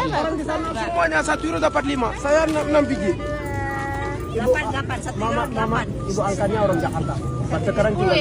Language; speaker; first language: Indonesian; non-native, learner; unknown